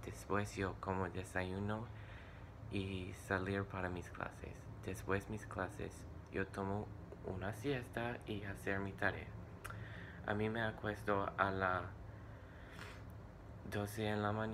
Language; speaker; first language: Spanish; non-native, learner; English